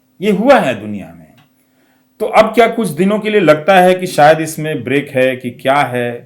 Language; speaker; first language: Hindi; non-native, local second language; Bhojpuri